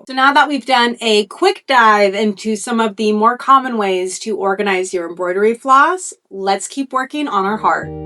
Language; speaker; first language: English; native; English